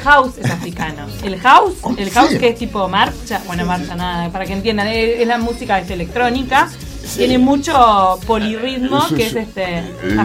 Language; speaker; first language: Spanish; native; Spanish